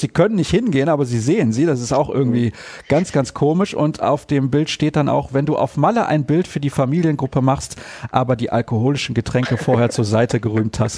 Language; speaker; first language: German; native; German